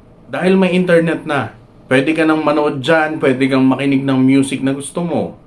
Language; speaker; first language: Filipino; native; Filipino